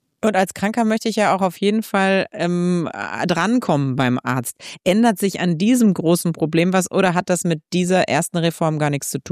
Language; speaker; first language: German; native; German